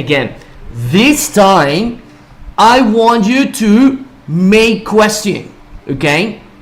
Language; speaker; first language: English; non-native, fluent; Spanish